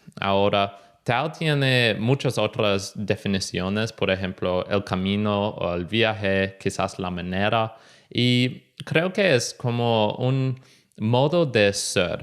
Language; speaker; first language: Spanish; non-native, fluent; English